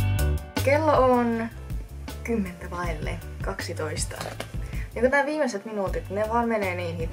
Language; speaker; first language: Finnish; native; Finnish